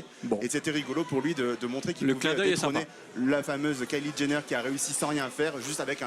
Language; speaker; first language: French; native; French